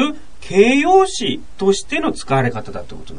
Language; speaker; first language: Japanese; native; Japanese